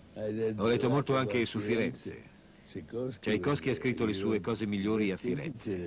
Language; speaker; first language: Italian; non-native, fluent; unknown